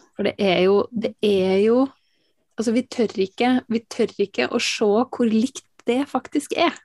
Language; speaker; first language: Norwegian; native; Norwegian